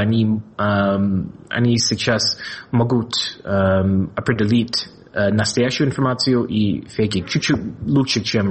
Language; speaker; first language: Russian; non-native, fluent; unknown